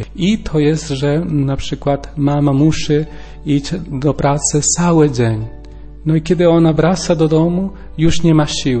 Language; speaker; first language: Polish; non-native, learner; Spanish